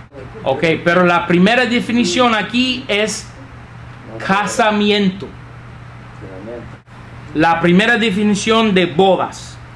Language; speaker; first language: Spanish; non-native, fluent; English